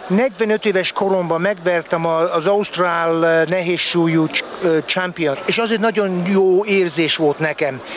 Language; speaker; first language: Hungarian; early bilingual, heritage; Hungarian